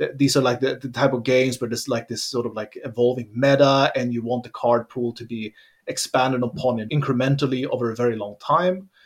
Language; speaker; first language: English; non-native, fluent; Swedish